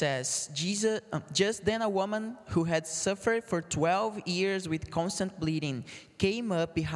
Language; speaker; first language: English; non-native, fluent; Portuguese